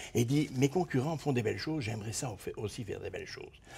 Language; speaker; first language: French; native; French